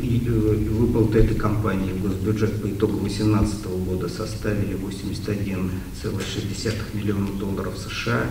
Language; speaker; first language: Russian; native; Russian